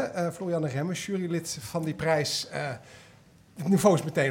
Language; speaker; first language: Dutch; native; Dutch